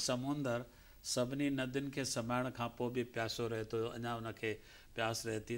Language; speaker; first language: Sindhi; early bilingual, heritage; Sindhi